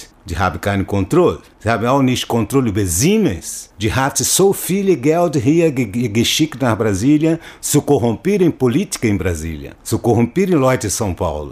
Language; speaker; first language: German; non-native, learner; Portuguese